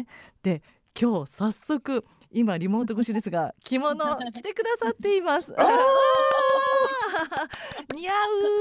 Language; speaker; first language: Japanese; native; Japanese